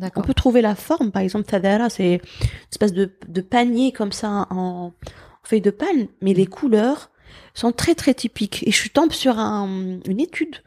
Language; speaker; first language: French; non-native, local second language; Arabic